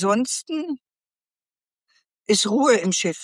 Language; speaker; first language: German; native; German